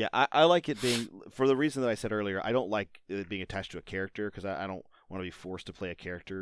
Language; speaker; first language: English; native; English